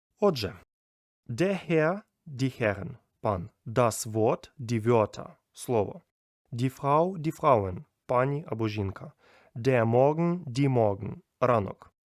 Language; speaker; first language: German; non-native, fluent; Ukrainian